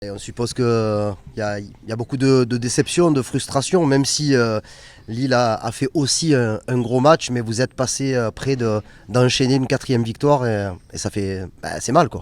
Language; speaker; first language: French; native; French